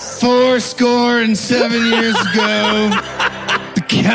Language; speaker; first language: English; native; English